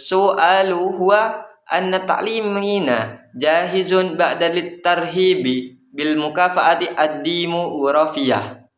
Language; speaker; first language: Arabic; non-native, learner; Indonesian